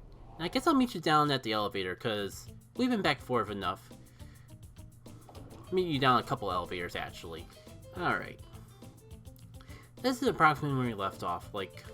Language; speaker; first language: English; native; English